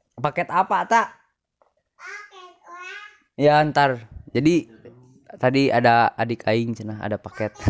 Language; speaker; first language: Indonesian; non-native, local second language; Sundanese